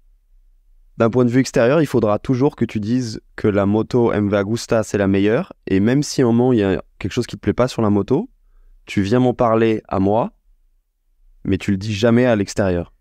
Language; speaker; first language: French; native; French